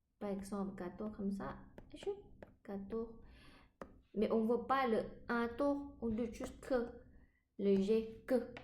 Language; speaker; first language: French; non-native, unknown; Thai